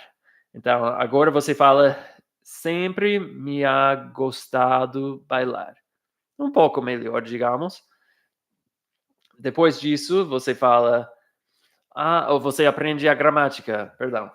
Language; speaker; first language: Portuguese; non-native, fluent; English